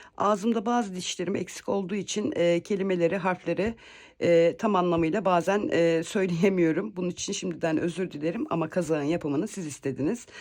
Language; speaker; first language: Turkish; native; Turkish